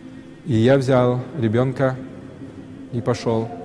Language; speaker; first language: Russian; native; Russian